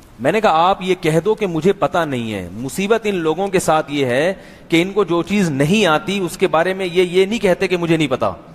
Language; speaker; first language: Urdu; native; Urdu